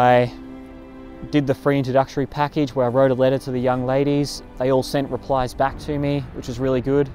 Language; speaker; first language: English; native; English